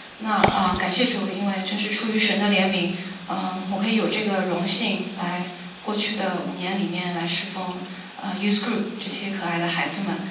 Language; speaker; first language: Chinese; early bilingual, heritage; Chinese